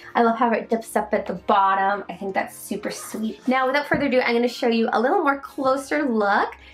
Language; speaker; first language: English; native; English